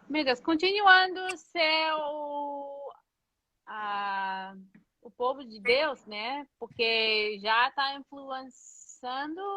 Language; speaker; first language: Portuguese; non-native, fluent; English